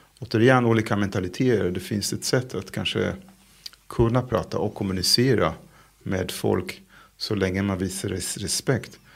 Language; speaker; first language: Swedish; non-native, fluent; Hebrew